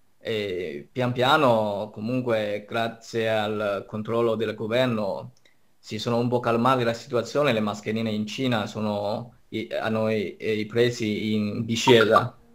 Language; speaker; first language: Italian; non-native, fluent; Chinese